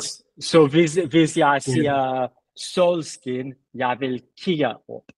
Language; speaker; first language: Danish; non-native, learner; English